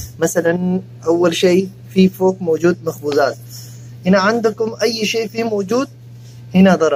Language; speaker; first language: Arabic; non-native, learner; Urdu